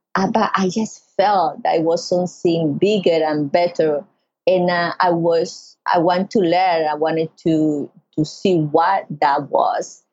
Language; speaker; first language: English; non-native, learner; Spanish